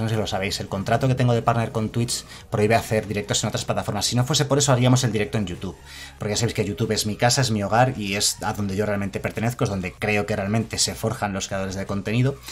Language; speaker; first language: Spanish; native; Spanish